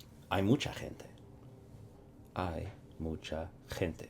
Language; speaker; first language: Spanish; non-native, fluent; English